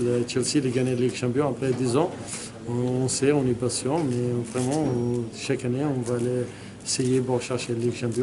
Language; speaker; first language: French; non-native, fluent; Arabic